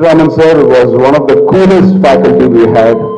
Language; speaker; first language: English; non-native, local second language; Telugu